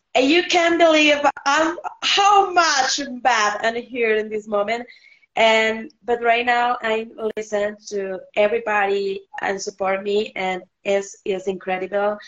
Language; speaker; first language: English; non-native, learner; Spanish